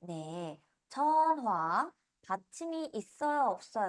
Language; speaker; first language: Korean; non-native, fluent; Spanish